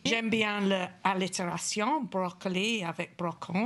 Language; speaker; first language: French; non-native, fluent; English